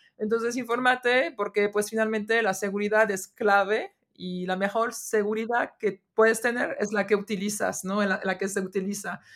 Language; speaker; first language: Spanish; non-native, fluent; French